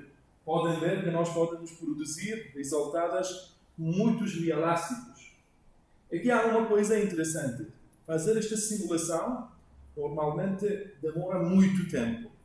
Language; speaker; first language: Portuguese; non-native, learner; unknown